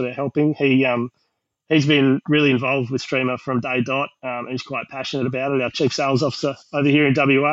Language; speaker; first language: English; native; English